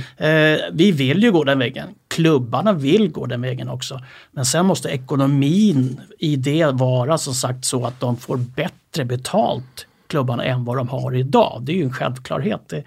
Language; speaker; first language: Swedish; native; Swedish